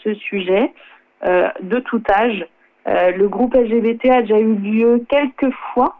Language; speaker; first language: French; native; French